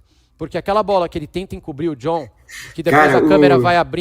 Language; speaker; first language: Portuguese; native; Portuguese